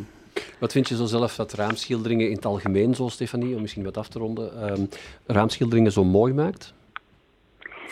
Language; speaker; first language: Dutch; native; Dutch